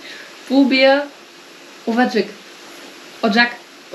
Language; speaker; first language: Turkish; non-native, learner; German